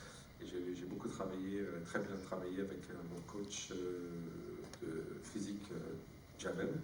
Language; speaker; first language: French; non-native, fluent; English